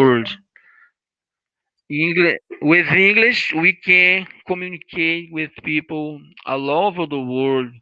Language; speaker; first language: English; non-native, learner; Portuguese